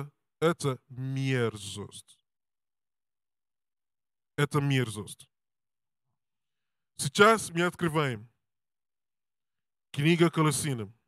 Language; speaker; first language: Russian; non-native, learner; English